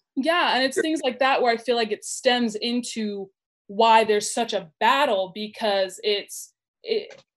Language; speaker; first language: English; native; English